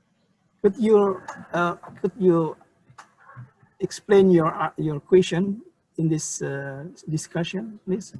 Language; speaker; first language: English; non-native, learner; Indonesian